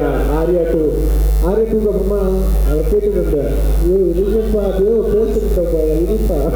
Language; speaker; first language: Tamil; non-native, local second language; Telugu